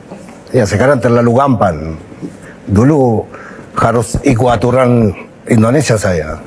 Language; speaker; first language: Indonesian; non-native, fluent; Spanish